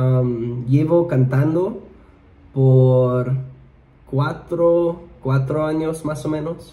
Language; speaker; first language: Spanish; non-native, learner; English